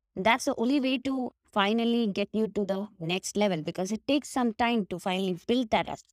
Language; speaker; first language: English; non-native, local second language; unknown